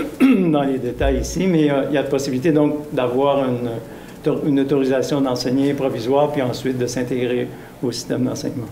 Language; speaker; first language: French; native; French